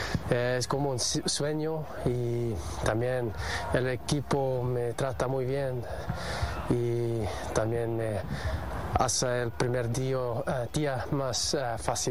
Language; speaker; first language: Spanish; non-native, learner; German